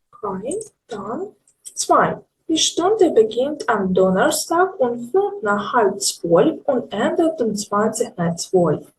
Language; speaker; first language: German; non-native, learner; Ukrainian